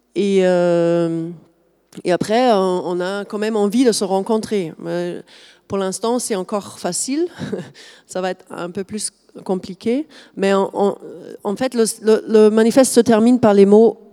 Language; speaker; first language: French; non-native, fluent; German